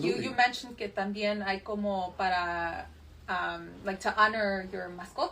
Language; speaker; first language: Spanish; early bilingual, other home language; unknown